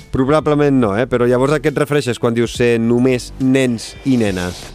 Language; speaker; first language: Catalan; native; Catalan